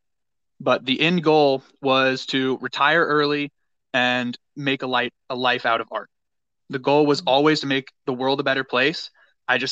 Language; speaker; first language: English; native; English